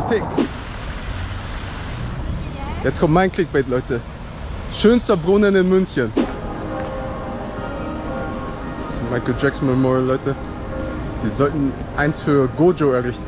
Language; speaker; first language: German; native; German